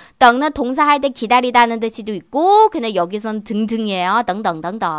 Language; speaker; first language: Korean; non-native, fluent; Chinese